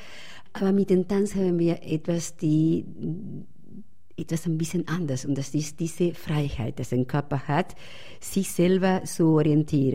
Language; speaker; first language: German; non-native, fluent; Spanish